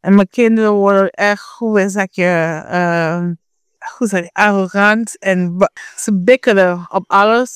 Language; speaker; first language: Dutch; non-native, fluent; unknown